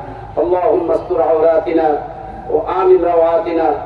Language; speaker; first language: Arabic; non-native, fluent; Bangla